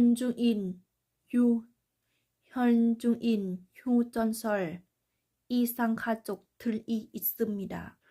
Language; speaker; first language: Korean; non-native, learner; Thai